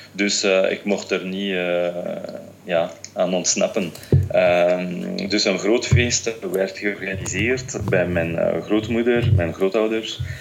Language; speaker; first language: Dutch; non-native, fluent; French